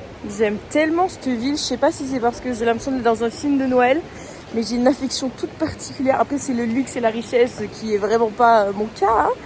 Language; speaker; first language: French; native; French